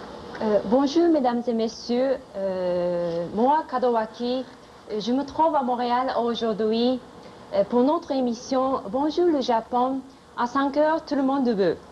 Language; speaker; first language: French; non-native, fluent; Japanese